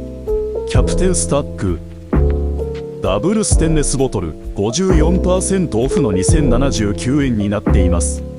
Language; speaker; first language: Japanese; native; Japanese